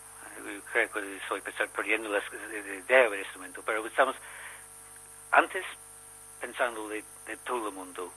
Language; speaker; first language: Spanish; non-native, learner; English